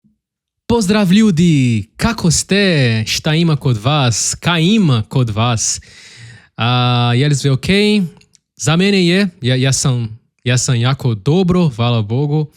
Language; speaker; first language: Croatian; non-native, learner; Portuguese